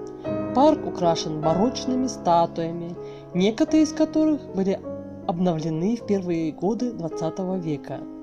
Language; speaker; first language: Russian; native; Russian